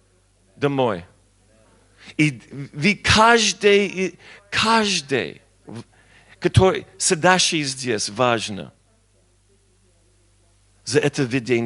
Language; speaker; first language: Russian; non-native, learner; English